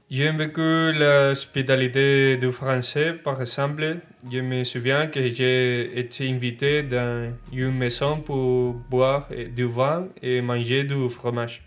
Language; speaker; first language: French; non-native, fluent; Spanish